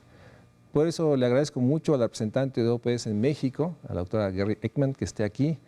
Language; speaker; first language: Spanish; native; Spanish